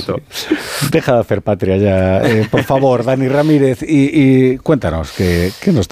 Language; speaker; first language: Spanish; native; Spanish